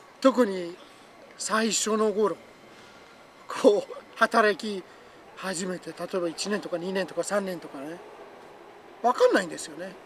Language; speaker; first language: Japanese; non-native, fluent; Persian